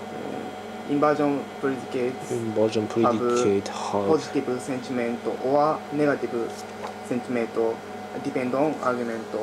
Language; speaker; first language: English; non-native, learner; Japanese